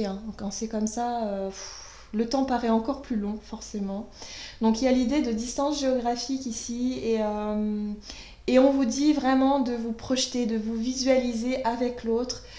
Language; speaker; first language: French; native; French